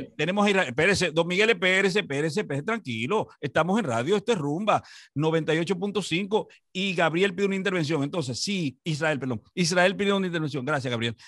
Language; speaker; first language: Spanish; native; Spanish